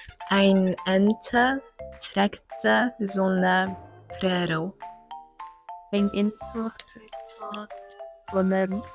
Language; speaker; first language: German; non-native, learner; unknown